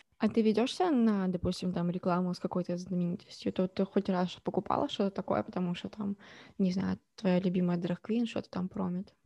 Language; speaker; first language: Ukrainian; non-native, local second language; Russian